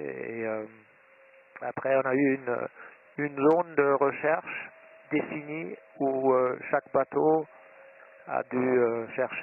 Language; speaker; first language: French; non-native, fluent; German